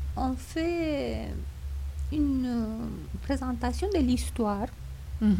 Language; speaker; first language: French; non-native, fluent; Romanian